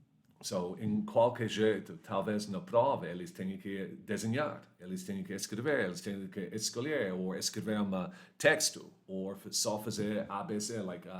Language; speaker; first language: Portuguese; non-native, learner; English